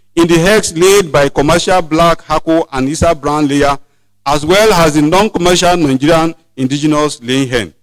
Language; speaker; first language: English; non-native, local second language; Yoruba